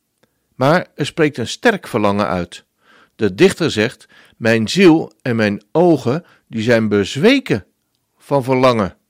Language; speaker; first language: Dutch; native; Dutch